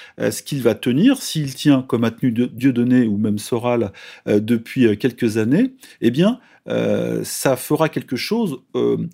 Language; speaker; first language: French; native; French